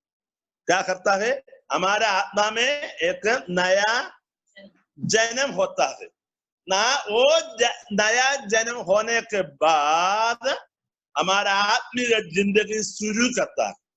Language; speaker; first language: Hindi; non-native, learner; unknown